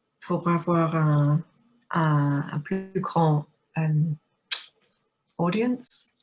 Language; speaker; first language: French; non-native, fluent; English